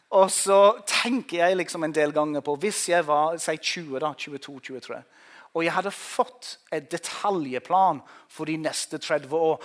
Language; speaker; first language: Norwegian; non-native, fluent; English